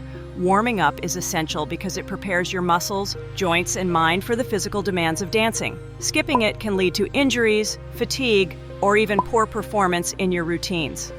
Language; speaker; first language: English; non-native, fluent; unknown